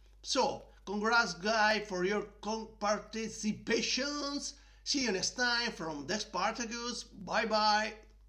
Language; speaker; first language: English; non-native, learner; Italian